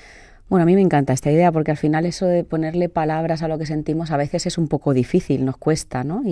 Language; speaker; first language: Spanish; native; Spanish